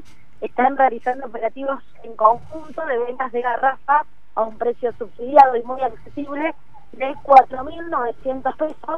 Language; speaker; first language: Spanish; native; Spanish